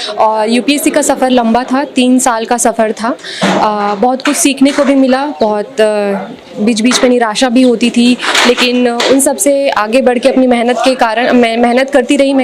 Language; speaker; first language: Hindi; native; Hindi